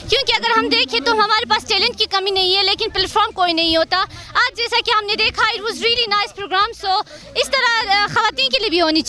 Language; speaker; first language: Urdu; non-native, local second language; Khowar